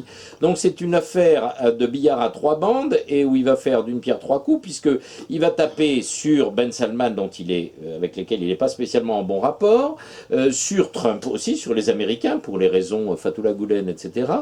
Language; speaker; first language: French; native; French